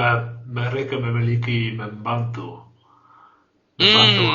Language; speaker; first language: Indonesian; non-native, learner; English